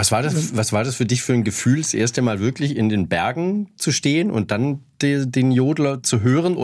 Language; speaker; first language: German; native; German